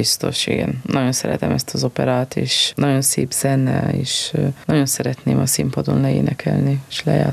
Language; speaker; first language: Hungarian; non-native, fluent; Romanian